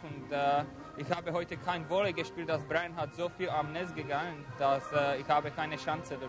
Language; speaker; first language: German; non-native, learner; Czech